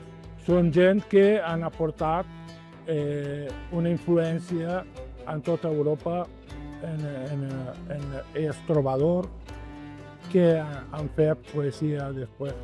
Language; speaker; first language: Catalan; non-native, local second language; Spanish